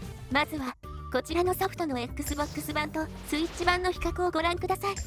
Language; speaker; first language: Japanese; native; Japanese